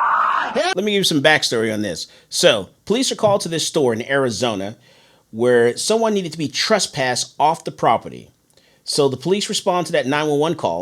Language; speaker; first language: English; native; English